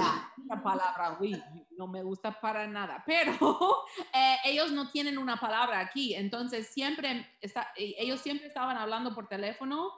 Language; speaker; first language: Spanish; early bilingual, heritage; Spanish